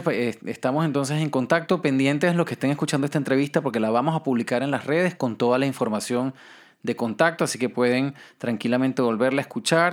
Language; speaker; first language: Spanish; native; Spanish